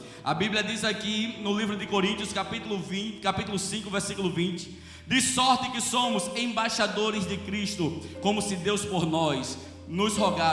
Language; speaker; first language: Portuguese; native; Portuguese